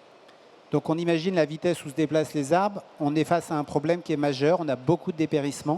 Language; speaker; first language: French; native; French